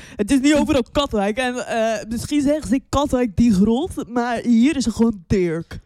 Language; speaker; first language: Dutch; native; Dutch